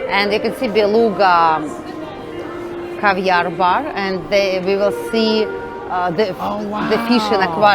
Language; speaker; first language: English; non-native, learner; Russian